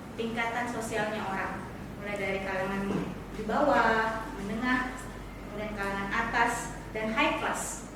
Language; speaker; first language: Indonesian; native; Indonesian